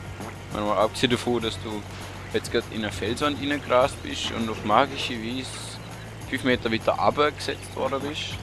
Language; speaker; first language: German; native; German